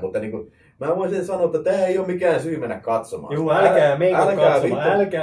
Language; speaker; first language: Finnish; native; Finnish